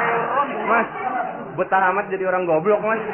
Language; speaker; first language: Indonesian; native; Indonesian